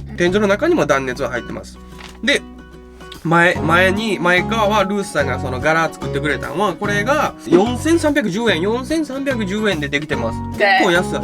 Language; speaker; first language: Japanese; native; Japanese